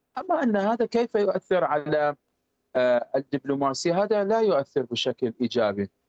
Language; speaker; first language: Arabic; non-native, fluent; Persian